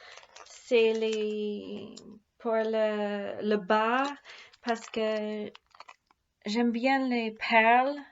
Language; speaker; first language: French; non-native, fluent; English